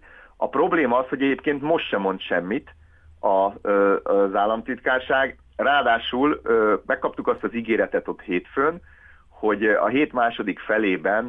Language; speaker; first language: Hungarian; native; Hungarian